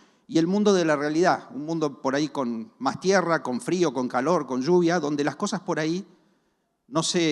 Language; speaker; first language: Spanish; native; Spanish